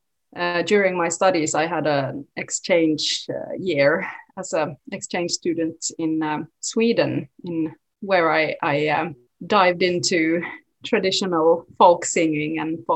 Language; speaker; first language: English; non-native, fluent; Swedish